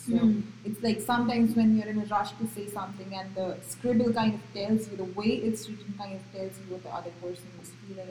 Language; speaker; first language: English; non-native, local second language; Marathi